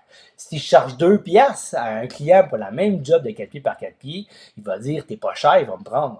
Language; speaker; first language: French; native; French